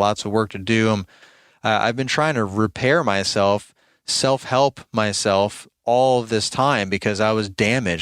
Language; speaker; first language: English; native; English